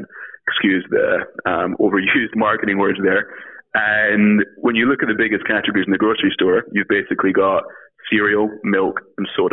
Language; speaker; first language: English; native; English